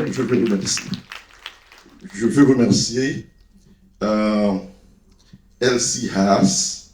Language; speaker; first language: French; non-native, local second language; Haitian Creole